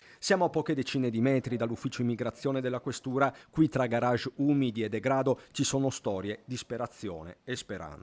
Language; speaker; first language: Italian; native; Italian